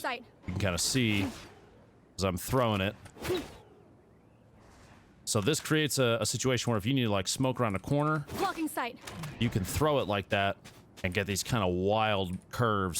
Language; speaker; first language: English; native; English